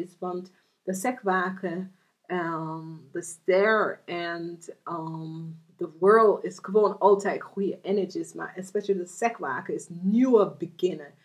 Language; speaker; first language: Dutch; non-native, fluent; English